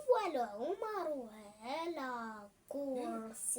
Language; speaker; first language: Arabic; native; Arabic